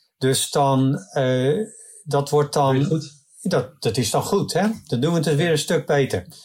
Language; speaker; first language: Dutch; native; Dutch